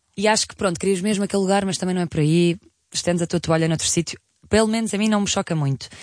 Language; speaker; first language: Portuguese; native; Portuguese